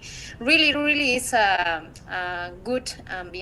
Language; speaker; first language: English; non-native, learner; Spanish